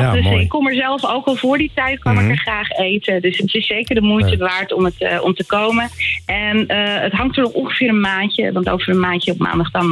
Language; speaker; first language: Dutch; native; Dutch